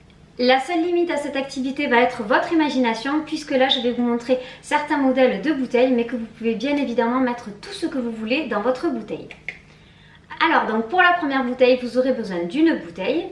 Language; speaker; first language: French; native; French